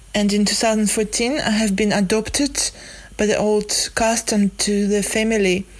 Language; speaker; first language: English; non-native, fluent; Russian